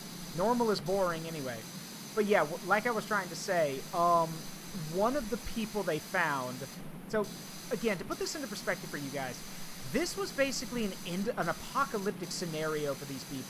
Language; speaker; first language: English; native; English